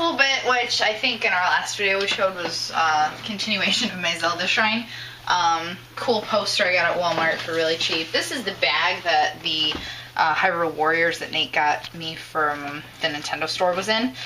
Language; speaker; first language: English; native; English